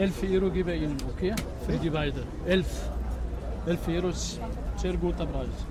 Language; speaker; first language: German; non-native, learner; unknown